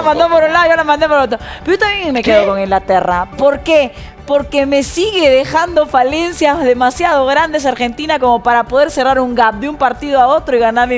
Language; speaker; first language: Spanish; native; Spanish